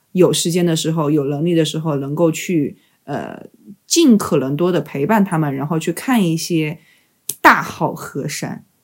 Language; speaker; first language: Chinese; native; Chinese